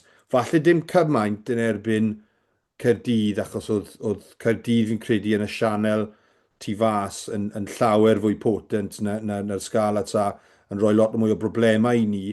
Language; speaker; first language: Welsh; native; Welsh